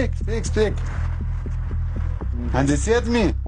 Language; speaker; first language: English; non-native, learner; Lithuanian